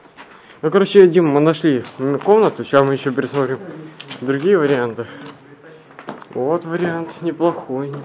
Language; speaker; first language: Russian; native; Russian